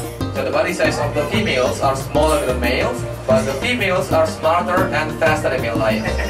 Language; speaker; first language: English; non-native, fluent; Indonesian